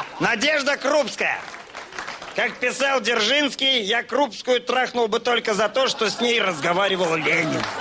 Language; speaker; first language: Russian; native; Russian